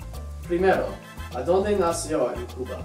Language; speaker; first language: Spanish; non-native, learner; English